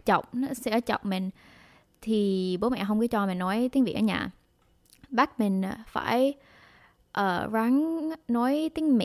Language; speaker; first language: Vietnamese; early bilingual, heritage; Vietnamese